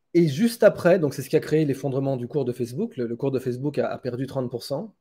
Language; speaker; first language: French; native; French